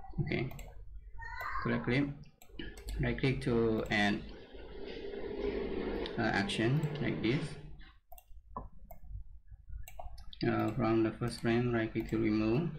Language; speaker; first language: English; non-native, learner; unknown